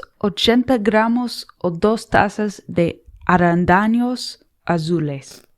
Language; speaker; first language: Spanish; non-native, learner; English